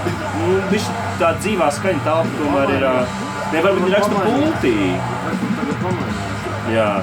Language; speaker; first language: Latvian; native; Latvian